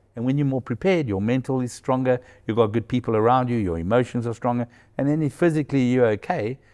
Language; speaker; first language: English; native; English